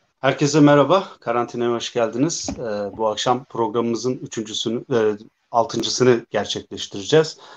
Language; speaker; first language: Turkish; native; Turkish